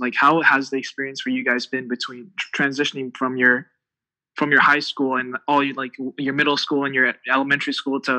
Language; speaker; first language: English; early bilingual, other home language; Tibetan